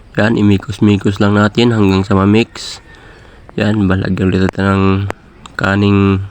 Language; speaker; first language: Filipino; non-native, local second language; Cebuano